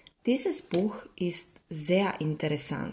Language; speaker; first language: German; non-native, fluent; Serbian